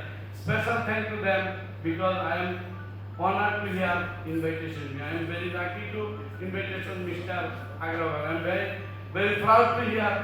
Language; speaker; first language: English; non-native, learner; Bangla